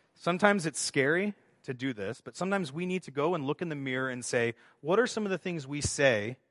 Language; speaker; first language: English; native; English